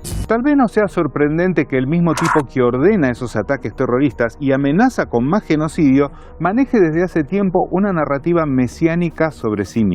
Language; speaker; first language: Spanish; native; Spanish